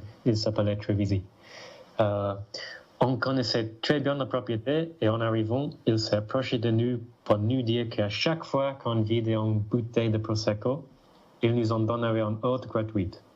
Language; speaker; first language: French; non-native, fluent; English